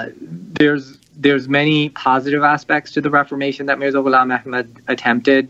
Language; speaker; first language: English; native; English